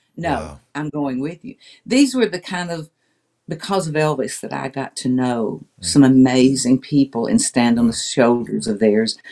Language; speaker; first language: English; native; English